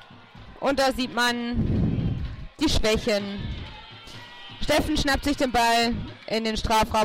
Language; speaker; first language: German; native; German